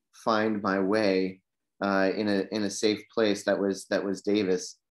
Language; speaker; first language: English; native; English